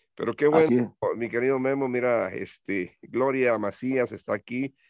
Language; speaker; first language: Spanish; native; Spanish